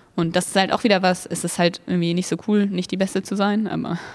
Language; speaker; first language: German; native; German